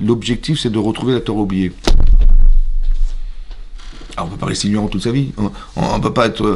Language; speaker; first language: French; native; French